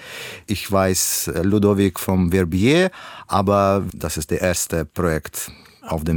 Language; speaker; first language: German; non-native, learner; Russian